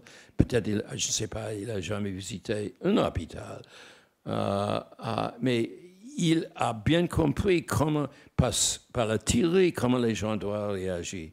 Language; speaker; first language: French; non-native, fluent; English